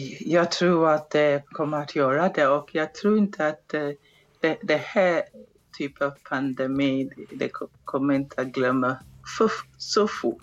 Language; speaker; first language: Swedish; non-native, fluent; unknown